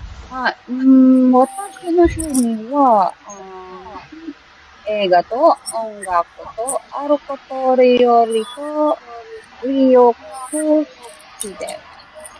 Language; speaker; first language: Japanese; non-native, learner; Filipino